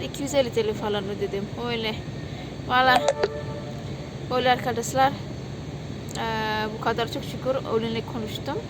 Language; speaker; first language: Turkish; non-native, learner; Indonesian